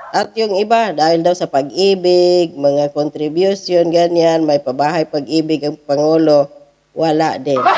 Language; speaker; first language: Filipino; native; Filipino